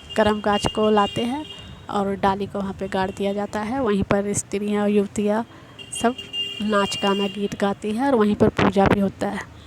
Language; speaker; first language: Hindi; native; Hindi